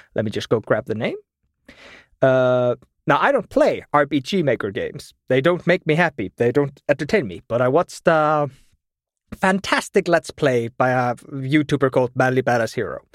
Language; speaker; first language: English; non-native, fluent; German